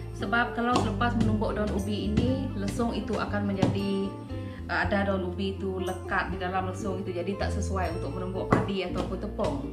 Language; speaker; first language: Malay; non-native, local second language; Iban